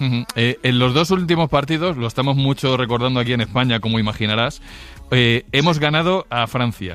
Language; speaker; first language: Spanish; native; Spanish